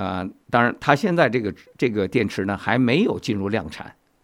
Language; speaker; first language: Chinese; native; Chinese